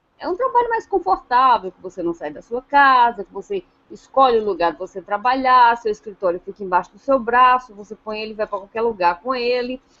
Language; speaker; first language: Portuguese; native; Portuguese